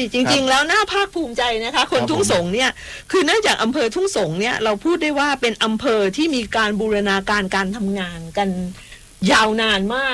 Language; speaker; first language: Thai; native; Thai